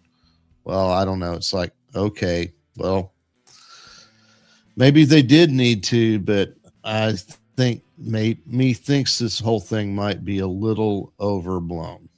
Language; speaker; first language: English; native; English